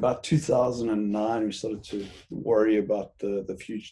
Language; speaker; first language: English; native; English